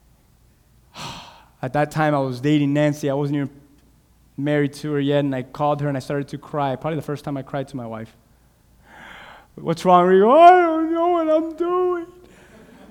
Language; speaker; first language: English; non-native, fluent; Spanish